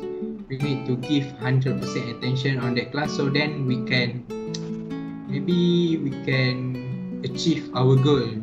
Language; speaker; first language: English; non-native, learner; Malay